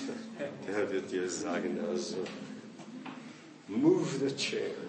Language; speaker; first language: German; non-native, fluent; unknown